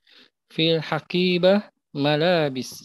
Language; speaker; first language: Arabic; non-native, learner; Indonesian